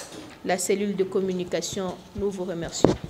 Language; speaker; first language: French; non-native, local second language; Swahili